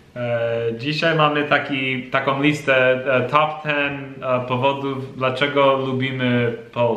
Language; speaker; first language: Polish; non-native, learner; English